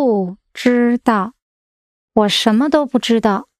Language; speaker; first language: Chinese; non-native, learner; English